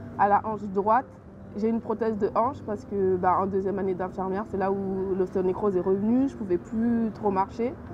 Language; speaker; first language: French; native; French